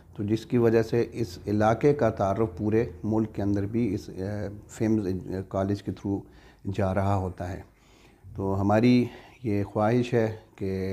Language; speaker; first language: Urdu; non-native, local second language; Pashto